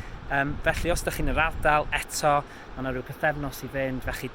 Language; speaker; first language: Welsh; native; Welsh